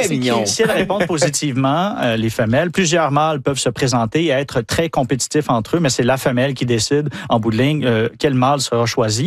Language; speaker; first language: French; native; French